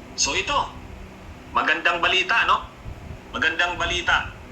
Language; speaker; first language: Filipino; non-native, local second language; Bikol